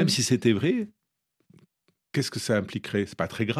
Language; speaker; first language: French; native; French